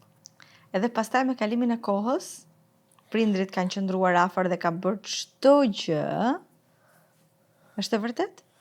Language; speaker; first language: Albanian; native; Albanian